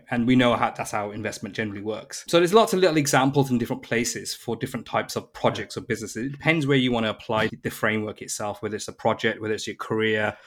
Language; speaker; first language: English; native; English